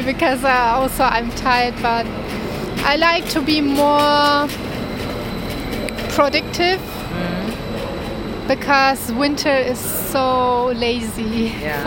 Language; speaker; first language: English; non-native, learner; Turkish